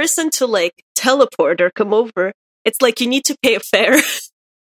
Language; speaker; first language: English; non-native, fluent; Russian